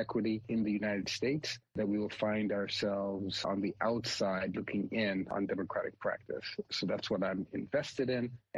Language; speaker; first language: English; native; English